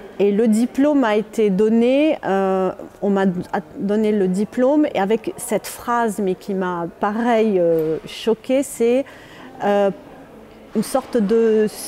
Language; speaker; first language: French; non-native, local second language; Arabic